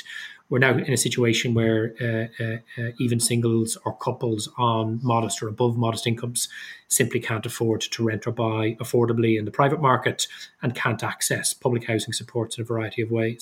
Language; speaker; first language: English; native; English